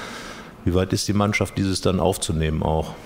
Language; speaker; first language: German; native; German